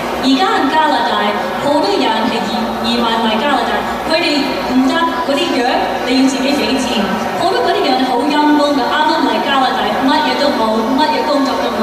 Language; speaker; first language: Cantonese; early bilingual, heritage; English